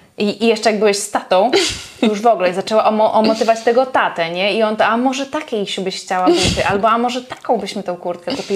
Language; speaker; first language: Polish; native; Polish